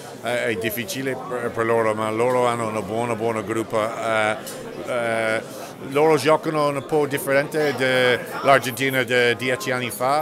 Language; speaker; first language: Italian; non-native, learner; English